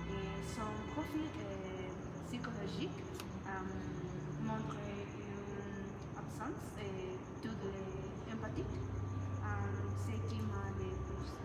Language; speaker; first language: French; non-native, learner; Spanish